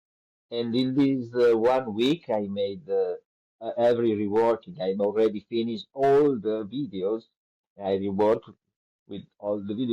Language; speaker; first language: English; non-native, learner; Italian